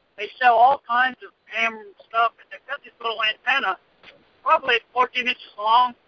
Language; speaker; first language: English; native; English